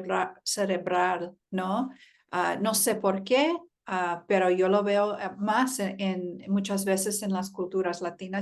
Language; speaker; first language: Spanish; early bilingual, heritage; Spanish